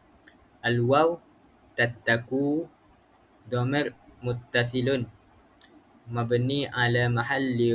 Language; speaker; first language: Arabic; non-native, learner; Malay